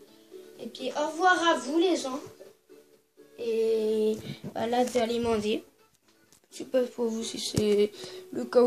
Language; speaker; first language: French; native; French